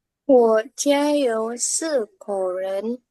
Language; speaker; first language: Chinese; non-native, learner; Indonesian